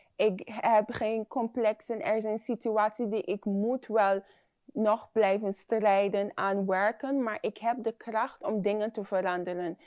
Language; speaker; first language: Dutch; non-native, fluent; English